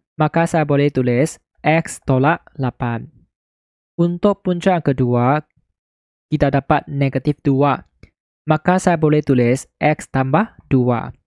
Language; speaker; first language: Malay; non-native, local second language; Chinese